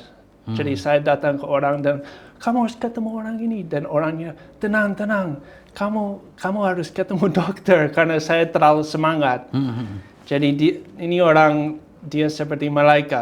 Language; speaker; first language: Indonesian; non-native, fluent; English